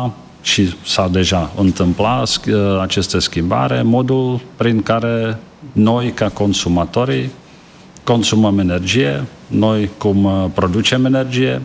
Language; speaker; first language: Romanian; non-native, fluent; Czech